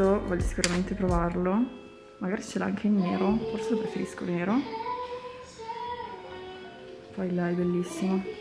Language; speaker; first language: Italian; native; Italian